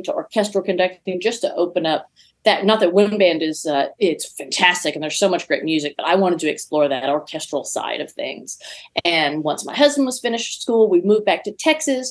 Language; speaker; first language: English; native; English